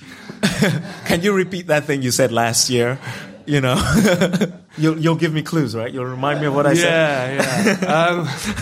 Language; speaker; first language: English; non-native, local second language; Yoruba